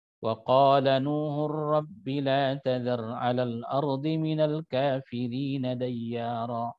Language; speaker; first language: Arabic; non-native, fluent; Malay